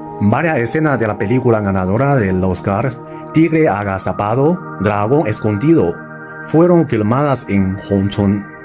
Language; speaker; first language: Spanish; non-native, fluent; Chinese